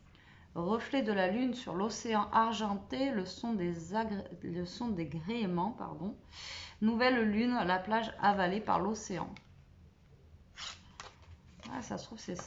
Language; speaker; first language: French; native; French